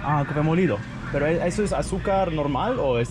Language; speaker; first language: Spanish; non-native, fluent; Russian